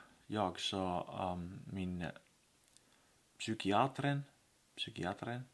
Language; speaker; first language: Swedish; non-native, learner; Finnish